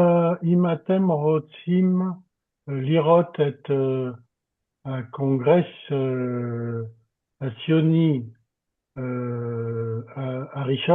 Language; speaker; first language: Hebrew; non-native, learner; French